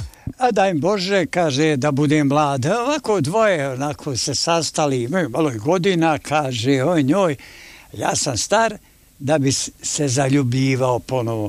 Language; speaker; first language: Serbian; native; Serbian